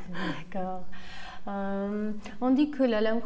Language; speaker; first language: French; non-native, fluent; Armenian